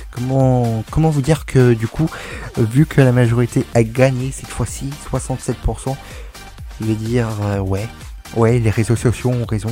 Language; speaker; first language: French; native; French